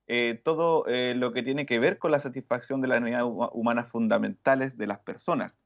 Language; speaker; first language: Spanish; native; Spanish